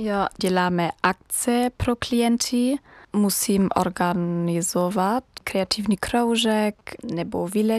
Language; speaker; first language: Czech; non-native, learner; German